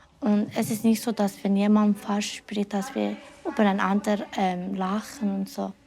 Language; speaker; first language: German; non-native, learner; Persian